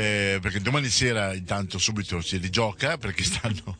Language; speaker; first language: Italian; native; Italian